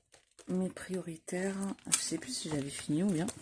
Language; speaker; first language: French; native; French